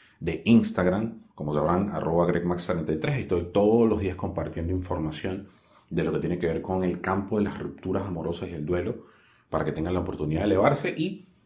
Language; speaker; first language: Spanish; native; Spanish